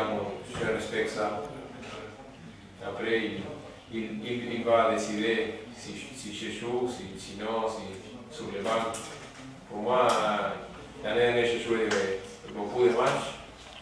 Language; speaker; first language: French; non-native, learner; Spanish